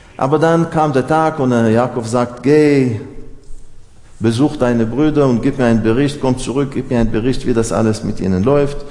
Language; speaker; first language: German; non-native, fluent; Hebrew